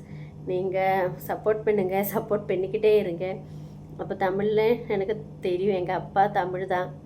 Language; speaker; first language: Tamil; non-native, local second language; Malayalam